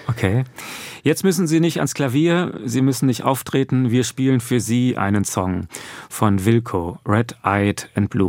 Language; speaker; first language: German; native; German